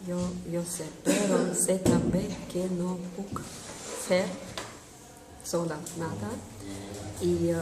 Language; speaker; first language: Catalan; non-native, learner; Spanish